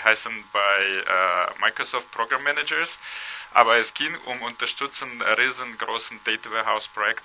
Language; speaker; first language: German; non-native, fluent; Russian